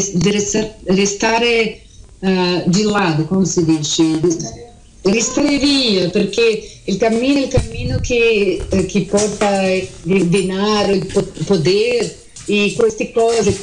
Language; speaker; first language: Italian; early bilingual, heritage; Portuguese